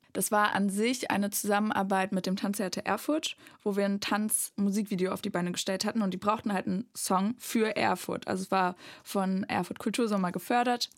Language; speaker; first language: German; native; German